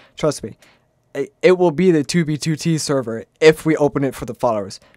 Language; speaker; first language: English; native; English